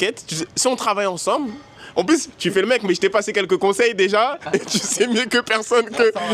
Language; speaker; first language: French; native; French